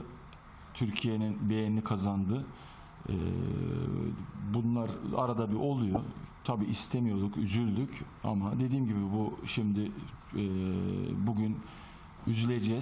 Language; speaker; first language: Turkish; native; Turkish